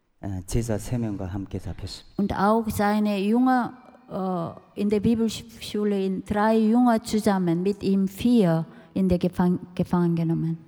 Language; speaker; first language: German; non-native, fluent; Korean